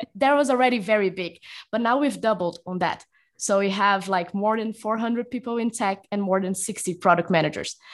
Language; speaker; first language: English; non-native, fluent; Portuguese